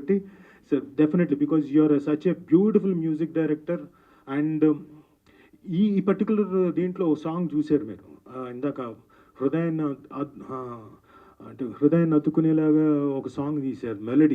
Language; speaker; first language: Telugu; native; Telugu